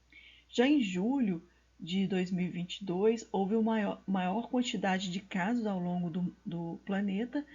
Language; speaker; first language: Portuguese; native; Portuguese